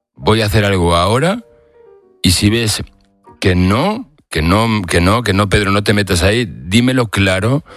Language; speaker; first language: Spanish; native; Spanish